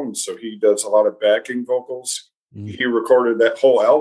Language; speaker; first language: English; native; English